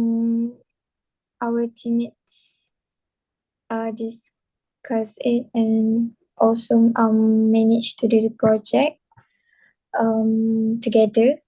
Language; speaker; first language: English; non-native, local second language; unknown